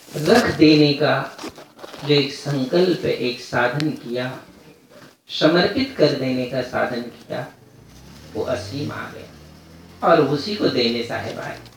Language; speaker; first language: Hindi; native; Hindi